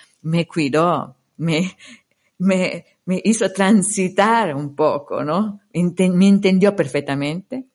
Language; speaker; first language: Spanish; non-native, fluent; Italian